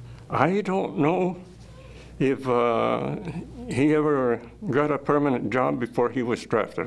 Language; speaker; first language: English; native; English